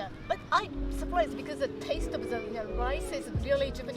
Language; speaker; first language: English; non-native, fluent; Japanese